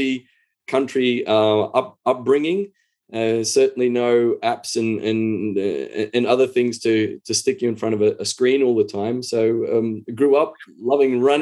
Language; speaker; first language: English; native; English